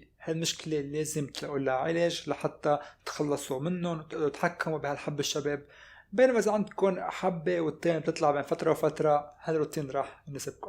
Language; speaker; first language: Arabic; native; Arabic